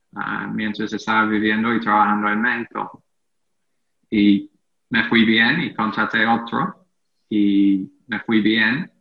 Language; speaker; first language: Spanish; non-native, fluent; English